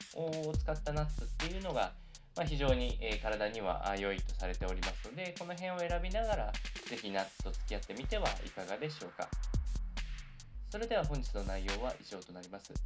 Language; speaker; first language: Japanese; native; Japanese